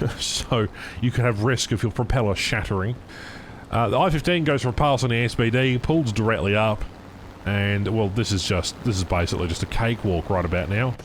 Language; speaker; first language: English; native; English